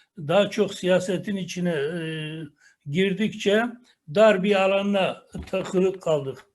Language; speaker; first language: Turkish; non-native, local second language; Kurdish